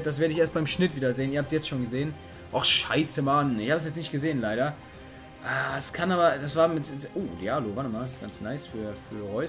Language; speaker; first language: German; native; German